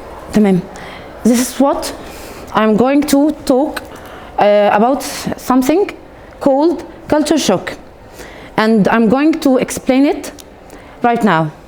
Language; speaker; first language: English; non-native, fluent; Arabic